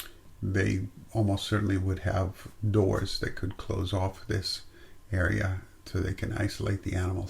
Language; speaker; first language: English; native; English